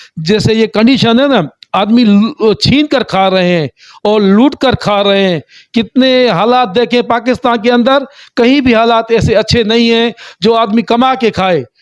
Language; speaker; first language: Urdu; non-native, local second language; Sindhi